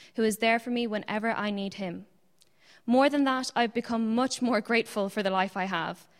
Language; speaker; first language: English; native; English